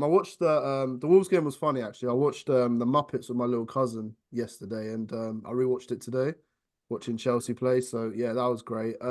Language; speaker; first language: English; native; English